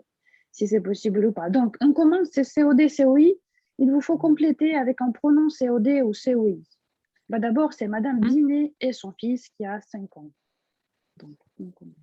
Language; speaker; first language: French; non-native, fluent; Russian